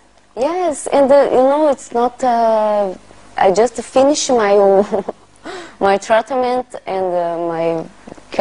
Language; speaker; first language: English; non-native, learner; Portuguese